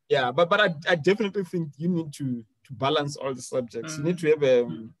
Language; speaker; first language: English; non-native, local second language; Venda